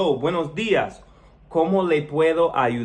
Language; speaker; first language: Spanish; non-native, fluent; English